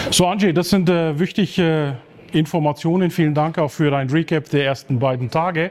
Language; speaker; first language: German; native; German